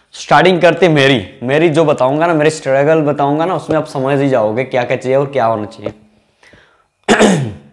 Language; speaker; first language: Hindi; non-native, local second language; Bangla